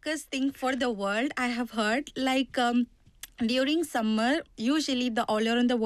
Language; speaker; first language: English; non-native, local second language; Tamil